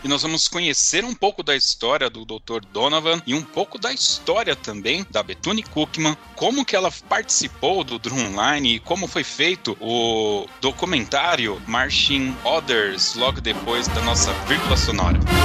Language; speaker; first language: Portuguese; native; Portuguese